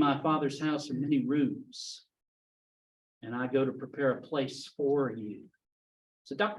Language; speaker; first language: English; native; English